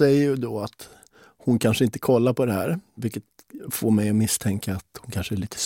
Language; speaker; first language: Swedish; native; Swedish